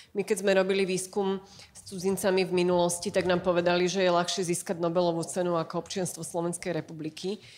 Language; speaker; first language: Slovak; native; Slovak